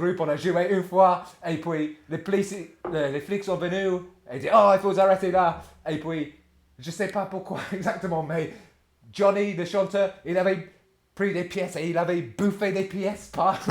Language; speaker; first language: French; non-native, fluent; English